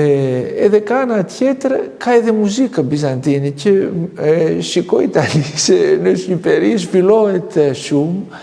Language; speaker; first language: Albanian; non-native, fluent; Greek